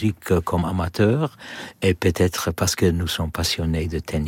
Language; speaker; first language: French; non-native, learner; English